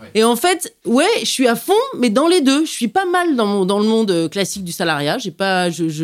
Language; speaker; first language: French; native; French